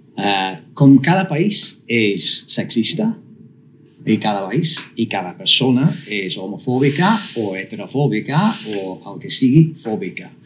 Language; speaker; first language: Catalan; non-native, fluent; English